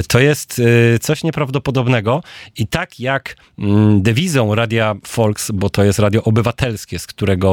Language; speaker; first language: Polish; native; Polish